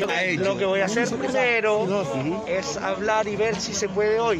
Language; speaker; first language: Spanish; native; Spanish